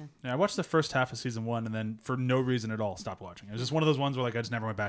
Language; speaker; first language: English; native; English